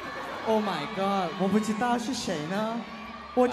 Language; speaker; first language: Chinese; non-native, learner; Japanese